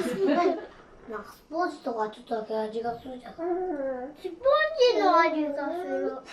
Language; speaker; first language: Japanese; native; Japanese